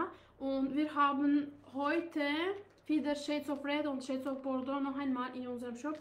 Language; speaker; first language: German; non-native, learner; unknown